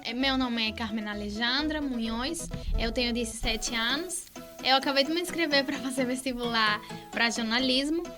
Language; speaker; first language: Portuguese; non-native, fluent; Spanish